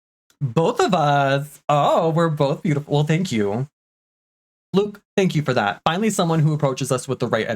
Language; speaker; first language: English; native; English